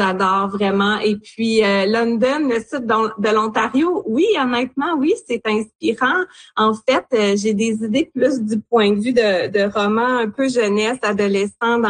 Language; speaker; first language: French; native; French